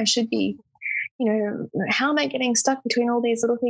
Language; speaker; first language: English; native; English